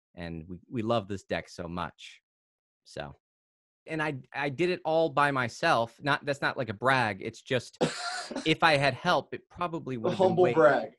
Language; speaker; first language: English; native; English